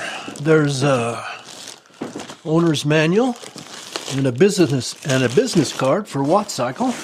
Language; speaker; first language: English; native; English